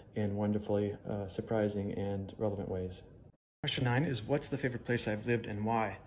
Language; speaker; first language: English; native; English